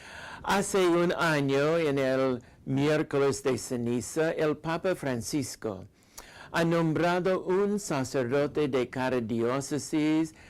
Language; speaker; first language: Spanish; non-native, fluent; English